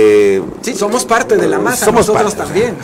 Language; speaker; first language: Spanish; native; Spanish